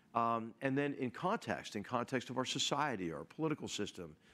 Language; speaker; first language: English; native; English